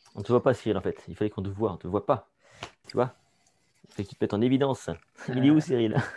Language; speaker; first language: French; native; French